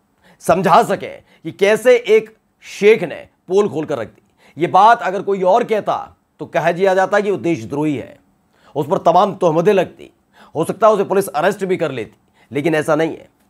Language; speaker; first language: Hindi; native; Hindi